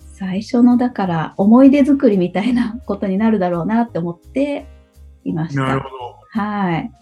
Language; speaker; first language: Japanese; native; Japanese